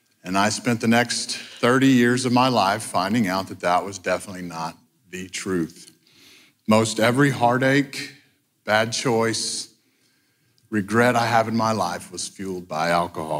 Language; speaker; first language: English; native; English